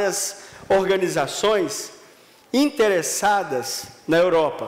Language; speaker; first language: Portuguese; native; Portuguese